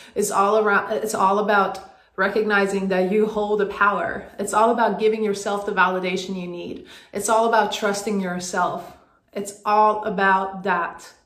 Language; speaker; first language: English; non-native, fluent; Swedish